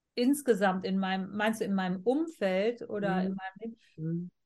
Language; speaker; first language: German; native; German